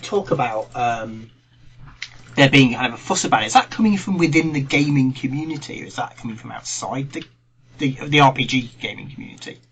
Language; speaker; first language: English; native; English